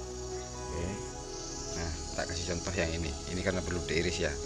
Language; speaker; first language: Indonesian; native; Indonesian